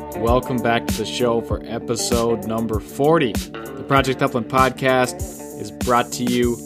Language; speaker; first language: English; native; English